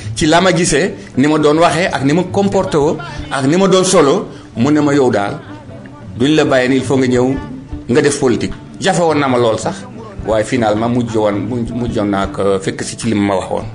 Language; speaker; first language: Wolof; non-native, local second language; Fula